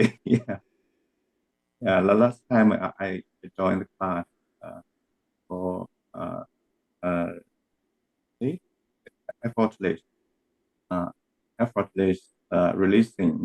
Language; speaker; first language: English; non-native, learner; Chinese